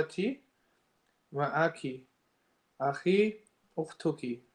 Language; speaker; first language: Arabic; non-native, learner; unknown